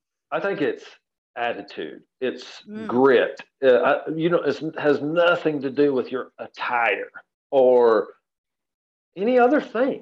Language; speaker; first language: English; native; English